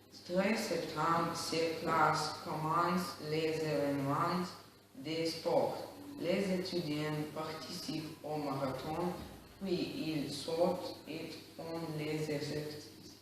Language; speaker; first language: French; non-native, learner; Lithuanian